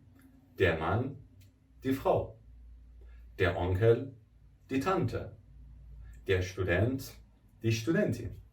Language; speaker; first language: German; non-native, fluent; Persian